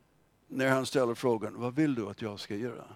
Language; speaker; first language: Swedish; non-native, fluent; English